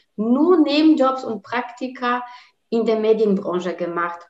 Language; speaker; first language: German; non-native, fluent; Polish